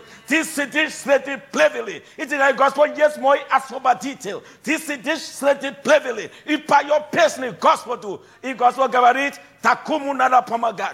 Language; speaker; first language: Russian; non-native, fluent; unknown